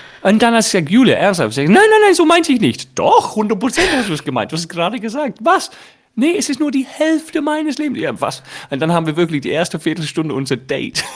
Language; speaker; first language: German; non-native, fluent; English